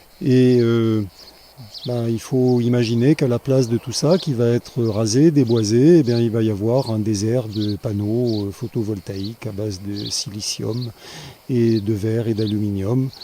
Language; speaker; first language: French; native; French